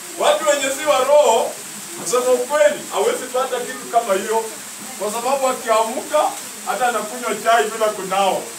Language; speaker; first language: Swahili; non-native, local second language; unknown